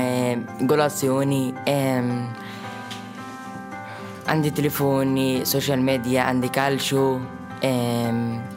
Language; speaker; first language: Italian; non-native, learner; Arabic